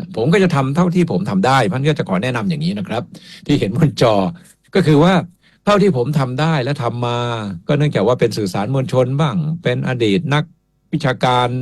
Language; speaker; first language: Thai; native; Thai